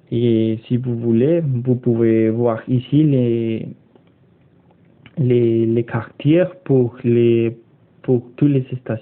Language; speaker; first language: French; non-native, learner; Spanish